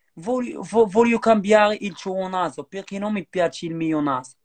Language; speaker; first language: Italian; non-native, learner; Arabic